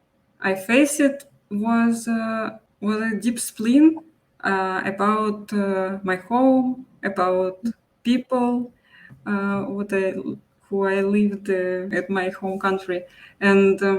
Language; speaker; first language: English; non-native, local second language; Russian